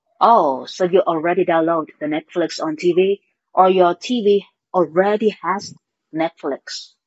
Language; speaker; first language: English; non-native, fluent; Vietnamese